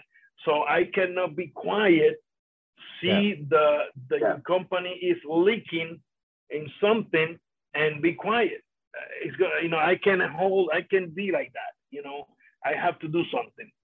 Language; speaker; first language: English; non-native, fluent; Spanish